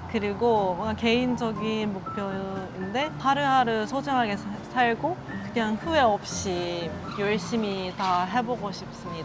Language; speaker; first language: Korean; non-native, fluent; Japanese